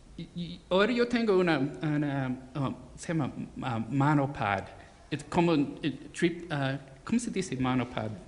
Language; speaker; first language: Spanish; non-native, fluent; English